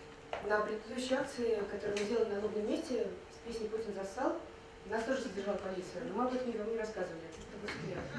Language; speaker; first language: Russian; native; Russian